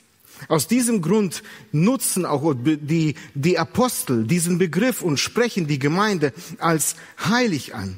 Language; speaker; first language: German; native; German